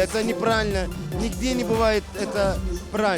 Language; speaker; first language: Russian; non-native, learner; Turkish